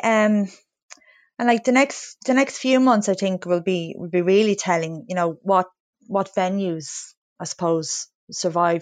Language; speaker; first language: English; native; English